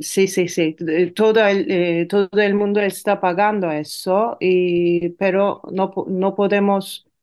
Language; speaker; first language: Spanish; non-native, fluent; Turkish